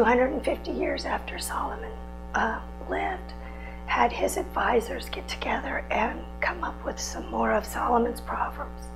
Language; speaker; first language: English; native; English